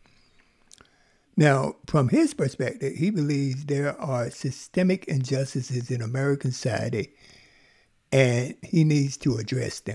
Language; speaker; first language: English; native; English